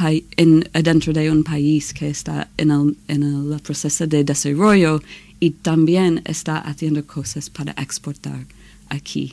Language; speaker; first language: Spanish; non-native, learner; English